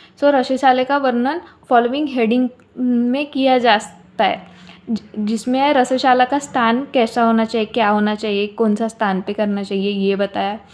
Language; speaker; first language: Hindi; non-native, local second language; Marathi